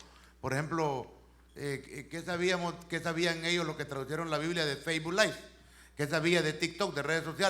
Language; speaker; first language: Spanish; native; Spanish